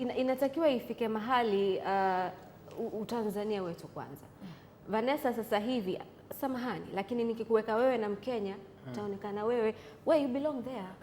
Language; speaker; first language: Swahili; native; Swahili